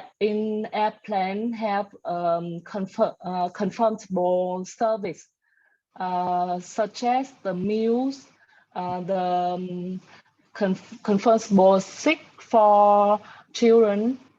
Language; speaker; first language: English; non-native, learner; Vietnamese